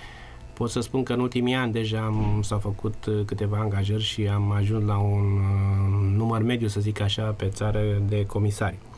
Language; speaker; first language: Romanian; native; Romanian